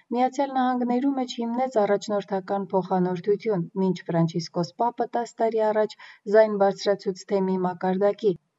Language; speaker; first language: Armenian; early bilingual, heritage; Armenian